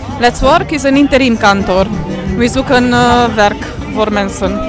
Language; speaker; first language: Dutch; non-native, learner; Romanian